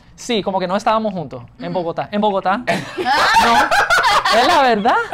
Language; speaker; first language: Spanish; non-native, fluent; English